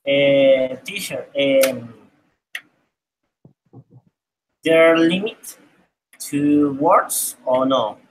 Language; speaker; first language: English; non-native, learner; Spanish